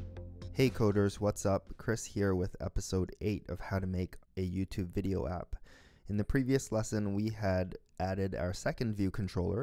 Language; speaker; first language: English; native; English